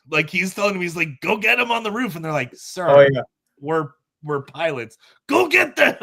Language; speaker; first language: English; native; English